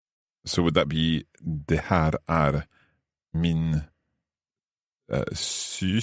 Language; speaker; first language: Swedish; non-native, learner; English